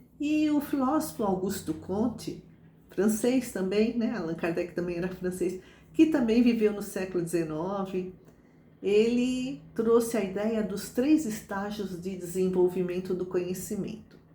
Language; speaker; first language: Portuguese; native; Portuguese